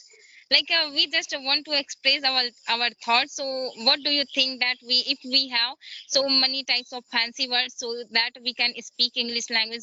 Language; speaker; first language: English; non-native, learner; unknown